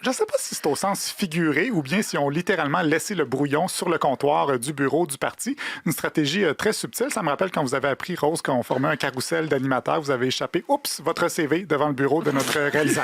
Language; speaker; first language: French; native; French